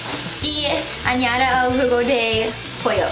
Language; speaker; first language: Spanish; non-native, learner; English